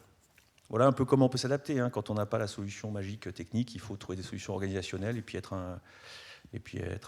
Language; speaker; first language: French; native; French